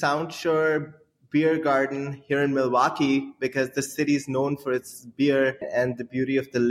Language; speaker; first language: English; non-native, local second language; Hindi